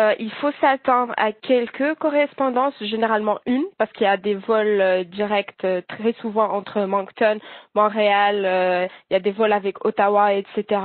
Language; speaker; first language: French; non-native, local second language; Arabic